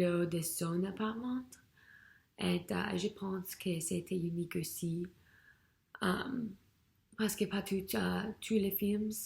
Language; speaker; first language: French; non-native, learner; English